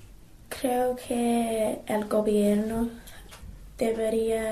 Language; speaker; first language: Spanish; non-native, learner; English